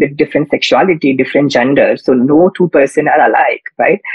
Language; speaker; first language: English; non-native, local second language; Kannada